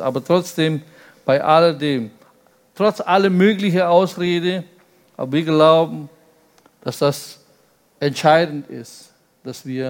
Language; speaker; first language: German; non-native, fluent; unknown